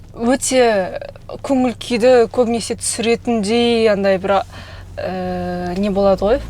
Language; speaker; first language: Kazakh; non-native, local second language; Russian